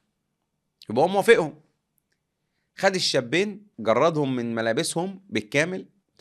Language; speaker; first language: Arabic; native; Arabic